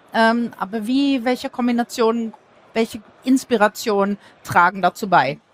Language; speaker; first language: German; native; German